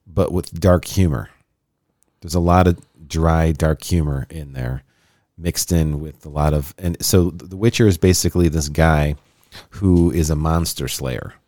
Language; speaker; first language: English; native; English